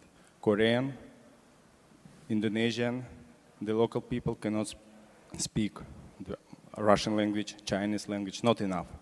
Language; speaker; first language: English; non-native, learner; Russian